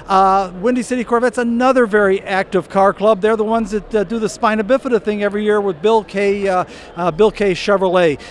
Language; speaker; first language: English; native; English